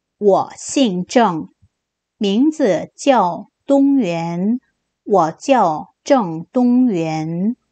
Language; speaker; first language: Chinese; non-native, fluent; Korean